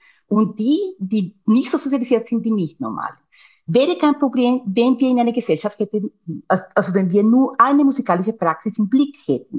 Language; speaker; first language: German; non-native, fluent; Spanish